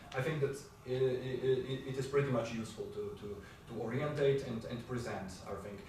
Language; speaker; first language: English; non-native, fluent; Slovenian